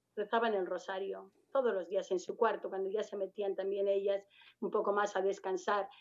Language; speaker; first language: Spanish; native; Spanish